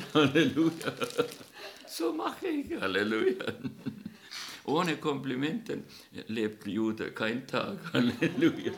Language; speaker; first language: German; non-native, learner; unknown